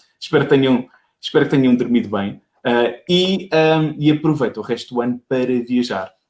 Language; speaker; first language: Portuguese; native; Portuguese